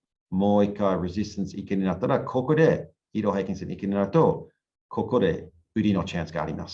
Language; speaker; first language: Japanese; non-native, learner; English